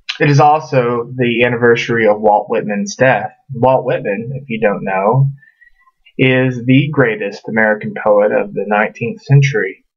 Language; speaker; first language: English; native; English